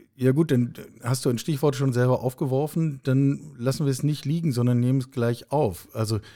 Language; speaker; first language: German; native; German